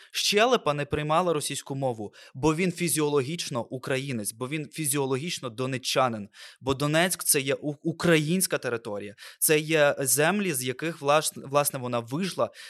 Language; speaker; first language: Ukrainian; non-native, local second language; Russian